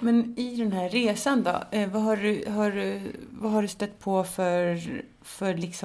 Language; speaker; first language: Swedish; native; Swedish